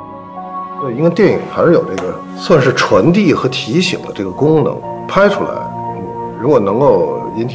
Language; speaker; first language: Chinese; native; Chinese